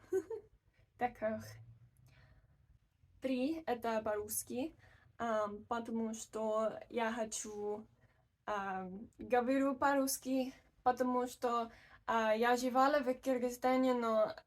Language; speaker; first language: Russian; non-native, learner; English